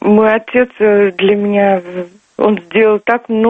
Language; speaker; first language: Russian; non-native, local second language; Turkmen